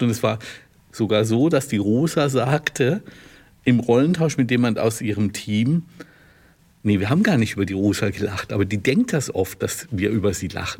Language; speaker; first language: German; native; German